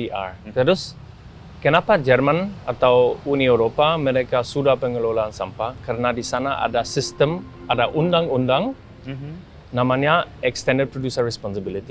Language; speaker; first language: Indonesian; non-native, fluent; German